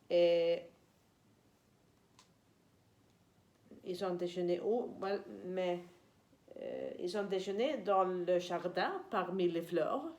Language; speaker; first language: French; non-native, learner; Swedish